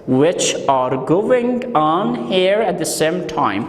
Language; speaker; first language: English; non-native, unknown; Persian